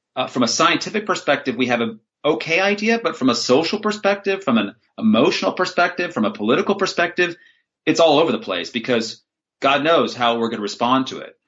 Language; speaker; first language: English; native; English